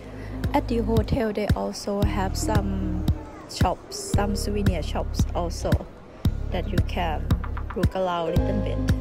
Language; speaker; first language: English; non-native, learner; Thai